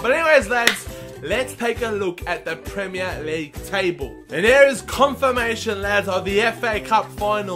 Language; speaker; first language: English; native; English